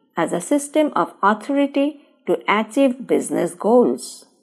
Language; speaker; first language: English; non-native, local second language; Bangla